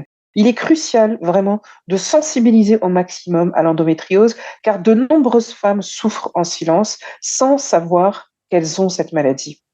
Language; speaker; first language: French; native; French